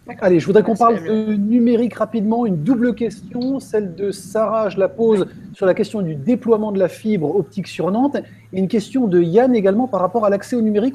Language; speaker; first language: French; native; French